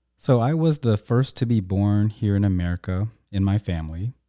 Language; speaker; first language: English; native; English